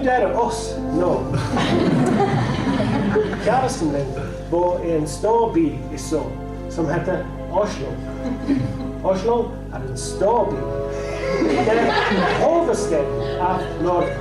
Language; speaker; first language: Norwegian; non-native, learner; English